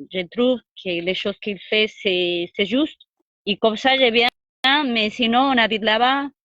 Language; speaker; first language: French; non-native, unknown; Spanish